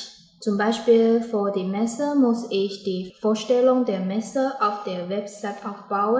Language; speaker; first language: German; non-native, learner; Chinese